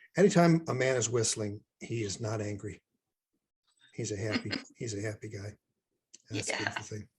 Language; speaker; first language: English; native; English